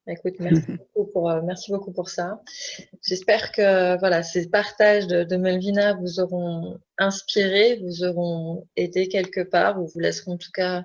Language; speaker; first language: French; native; French